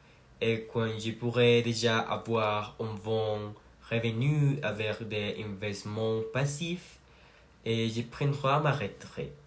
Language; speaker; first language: French; non-native, learner; Spanish